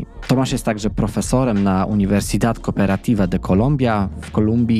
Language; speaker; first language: Polish; native; Polish